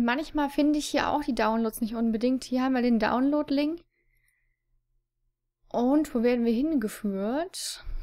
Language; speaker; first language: German; native; German